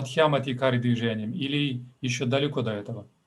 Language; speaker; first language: Russian; native; Russian